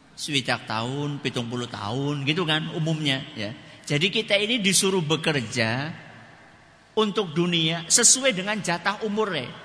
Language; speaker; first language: Indonesian; non-native, local second language; Javanese